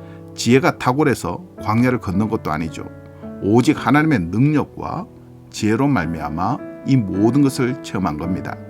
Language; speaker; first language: Korean; native; Korean